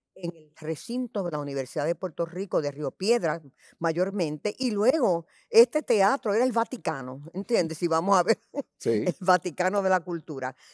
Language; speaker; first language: Spanish; early bilingual, heritage; Spanish